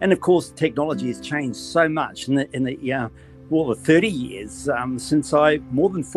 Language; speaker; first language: English; native; English